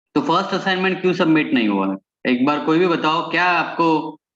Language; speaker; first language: Hindi; non-native, local second language; Marathi